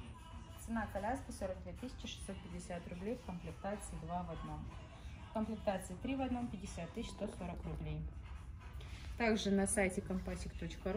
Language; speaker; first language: Russian; native; Russian